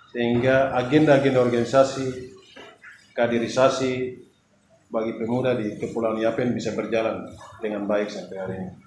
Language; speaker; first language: Indonesian; native; Indonesian